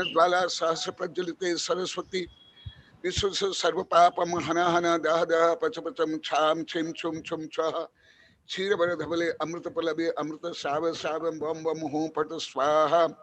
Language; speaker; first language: Hindi; native; Hindi